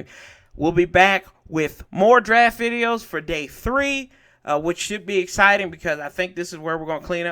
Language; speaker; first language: English; native; English